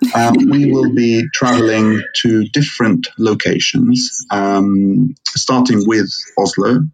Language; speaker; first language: English; non-native, fluent; Arabic